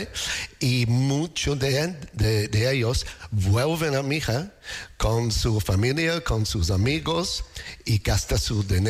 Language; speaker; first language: Spanish; non-native, learner; English